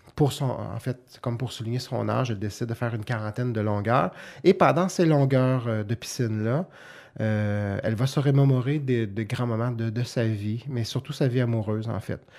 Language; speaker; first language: French; native; French